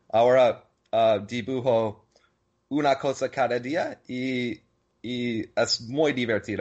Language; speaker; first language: Spanish; non-native, learner; English